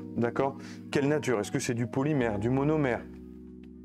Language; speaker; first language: French; native; French